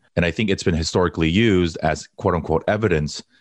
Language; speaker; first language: English; early bilingual, other home language; Korean